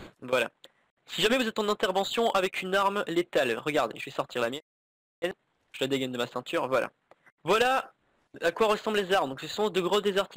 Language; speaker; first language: French; native; French